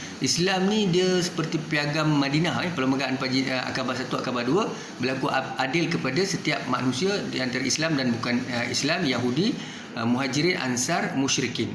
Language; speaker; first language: Malay; non-native, local second language; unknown